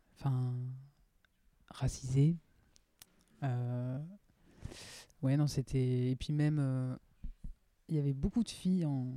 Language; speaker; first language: French; native; French